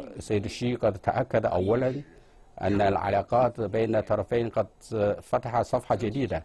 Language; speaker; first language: Arabic; non-native, fluent; Chinese